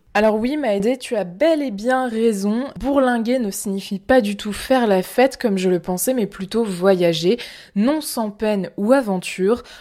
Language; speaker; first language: French; native; French